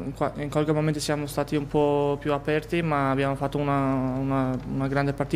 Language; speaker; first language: Italian; non-native, fluent; Albanian